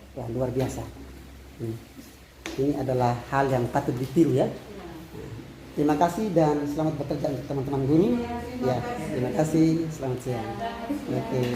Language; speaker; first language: Indonesian; native; Indonesian